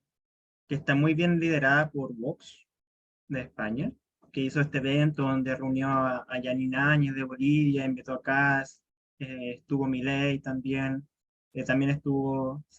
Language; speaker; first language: Spanish; native; Spanish